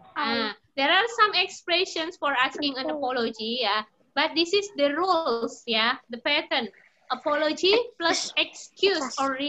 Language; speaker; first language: English; non-native, fluent; Indonesian